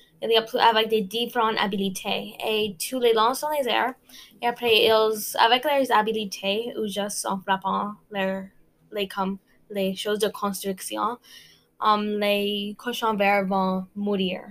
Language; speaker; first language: French; non-native, learner; English